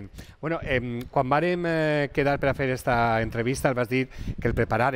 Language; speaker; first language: Catalan; native; Catalan